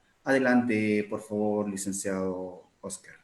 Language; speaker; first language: Spanish; native; Spanish